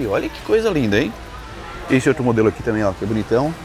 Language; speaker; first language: Portuguese; native; Portuguese